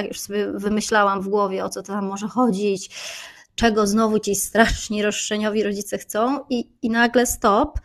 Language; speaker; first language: Polish; native; Polish